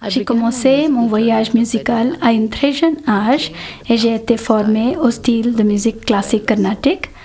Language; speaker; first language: French; non-native, fluent; Telugu